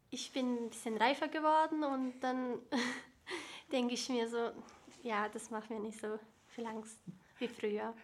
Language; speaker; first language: German; early bilingual, other home language; Bosnian